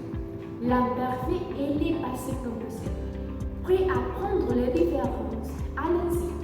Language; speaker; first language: French; non-native, learner; Spanish